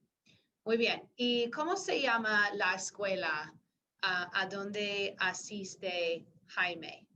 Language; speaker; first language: Spanish; non-native, fluent; English